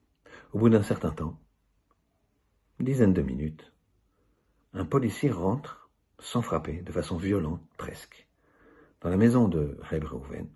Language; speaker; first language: French; native; French